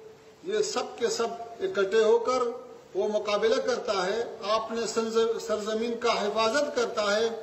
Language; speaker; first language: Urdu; non-native, fluent; Pashto